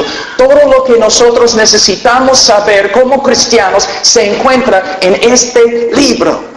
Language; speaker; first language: Spanish; non-native, fluent; English